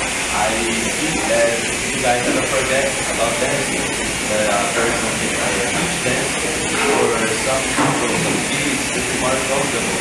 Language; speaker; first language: English; non-native, learner; Portuguese